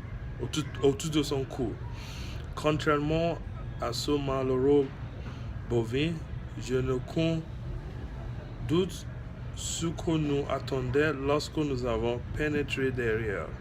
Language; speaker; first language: French; non-native, learner; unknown